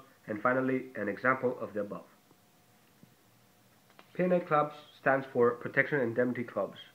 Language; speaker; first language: English; non-native, fluent; Greek